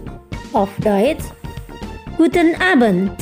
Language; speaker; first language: German; non-native, fluent; Indonesian